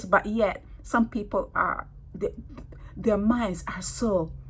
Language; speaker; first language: English; native; English